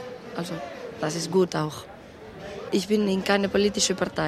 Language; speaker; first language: German; non-native, fluent; Spanish